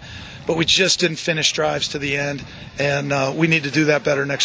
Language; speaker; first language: English; native; English